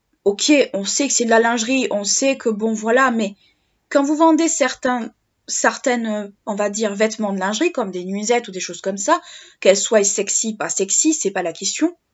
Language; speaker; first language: French; native; French